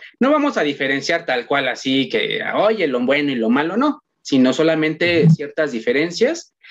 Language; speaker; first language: Spanish; native; Spanish